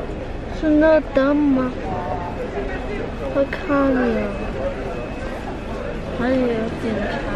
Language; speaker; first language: Chinese; early bilingual, heritage; Chinese